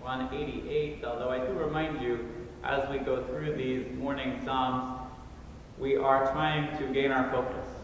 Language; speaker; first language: English; native; English